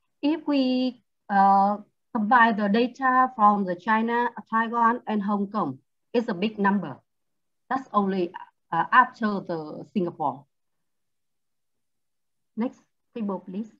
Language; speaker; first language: English; non-native, learner; Vietnamese